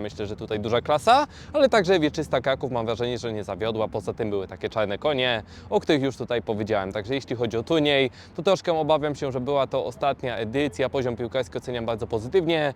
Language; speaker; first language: Polish; native; Polish